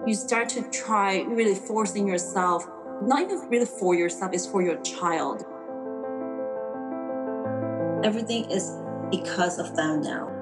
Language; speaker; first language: English; non-native, local second language; Cantonese